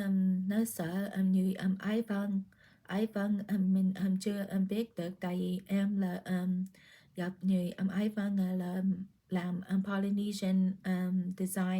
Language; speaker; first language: Vietnamese; early bilingual, heritage; Vietnamese